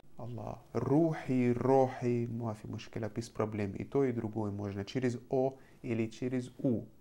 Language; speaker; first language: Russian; non-native, fluent; Arabic